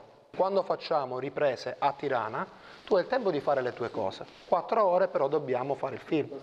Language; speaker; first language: Italian; native; Italian